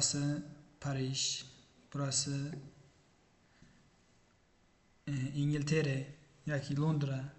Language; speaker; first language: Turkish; non-native, fluent; Uzbek